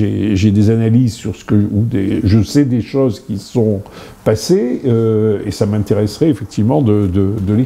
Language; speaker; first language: French; native; French